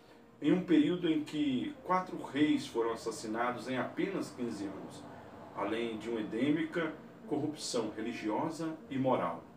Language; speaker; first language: Portuguese; native; Portuguese